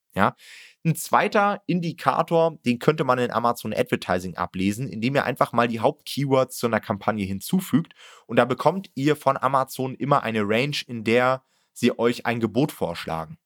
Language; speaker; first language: German; native; German